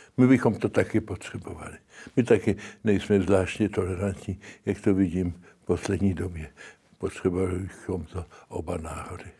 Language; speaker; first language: Czech; early bilingual, heritage; Czech